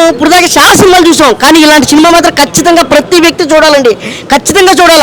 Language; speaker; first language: Telugu; native; Telugu